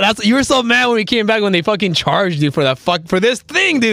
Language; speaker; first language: English; early bilingual, other home language; Spanish